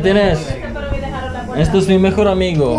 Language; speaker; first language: Spanish; non-native, learner; Czech